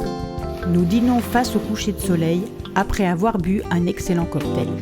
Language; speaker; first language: French; native; French